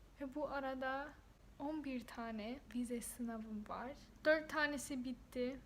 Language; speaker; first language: Turkish; non-native, fluent; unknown